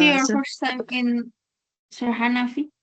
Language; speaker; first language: English; non-native, learner; Indonesian